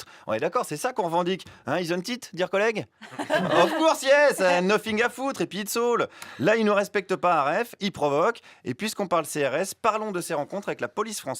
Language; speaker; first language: French; native; French